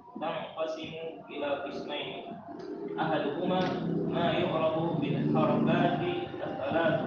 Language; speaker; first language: Arabic; non-native, learner; Indonesian